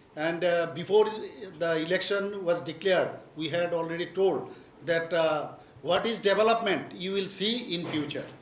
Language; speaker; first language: English; non-native, local second language; Bangla